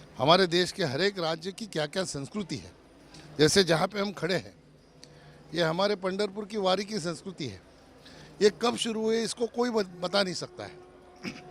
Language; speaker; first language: Hindi; non-native, local second language; Marathi